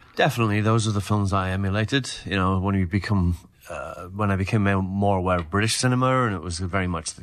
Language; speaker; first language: English; native; English